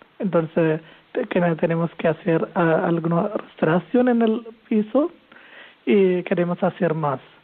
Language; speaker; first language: Spanish; non-native, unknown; Malayalam